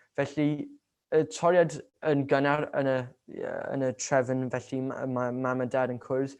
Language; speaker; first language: Welsh; non-native, local second language; English